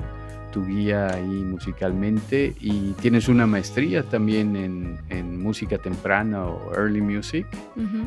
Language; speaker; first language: Spanish; native; Spanish